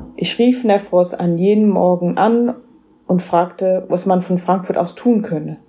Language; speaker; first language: German; non-native, fluent; English